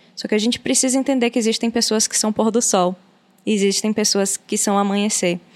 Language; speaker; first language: Portuguese; native; Portuguese